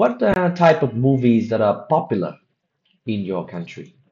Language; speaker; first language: English; non-native, fluent; Vietnamese